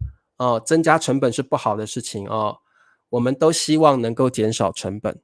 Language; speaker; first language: Chinese; native; Chinese